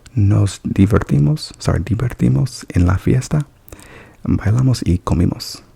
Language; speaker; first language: Spanish; non-native, learner; English